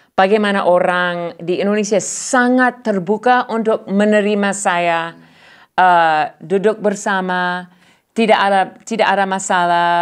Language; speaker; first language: Indonesian; non-native, learner; English